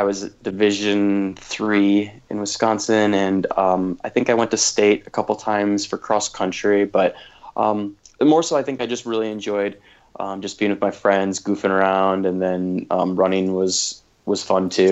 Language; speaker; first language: English; native; English